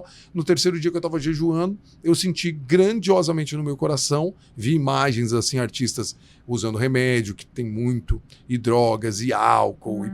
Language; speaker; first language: Portuguese; native; Portuguese